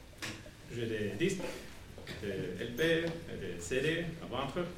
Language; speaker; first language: French; non-native, learner; Finnish